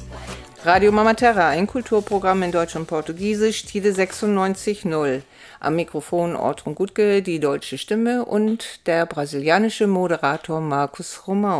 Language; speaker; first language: German; native; German